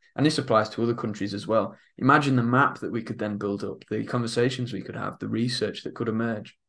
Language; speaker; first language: English; native; English